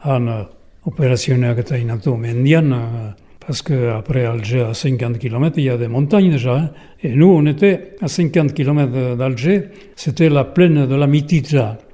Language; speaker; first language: French; non-native, local second language; Basque